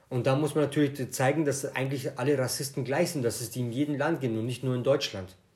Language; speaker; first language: German; native; German